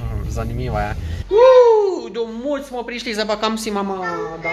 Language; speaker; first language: Slovenian; native; Slovenian